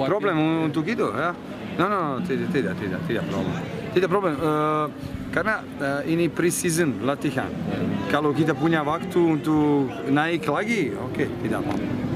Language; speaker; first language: Indonesian; non-native, learner; Serbian